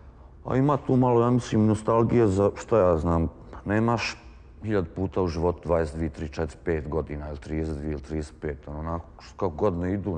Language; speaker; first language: Croatian; native; Croatian